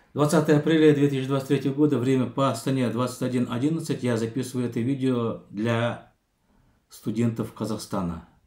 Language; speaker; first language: Russian; non-native, local second language; Kazakh